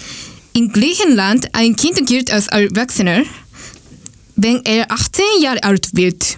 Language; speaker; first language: German; non-native, learner; Japanese